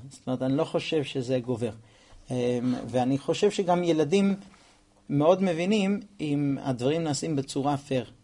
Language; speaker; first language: Hebrew; non-native, fluent; English